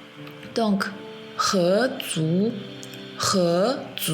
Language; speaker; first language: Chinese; non-native, fluent; French